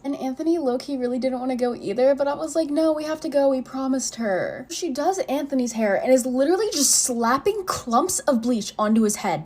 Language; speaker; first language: English; native; English